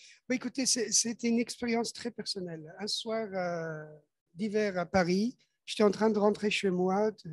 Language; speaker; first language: French; non-native, fluent; Persian